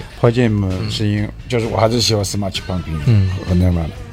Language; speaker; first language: Chinese; native; Chinese